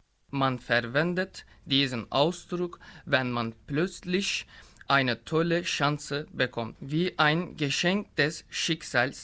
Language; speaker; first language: German; non-native, learner; Turkish